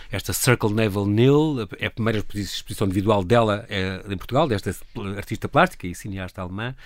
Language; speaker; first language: Portuguese; native; Portuguese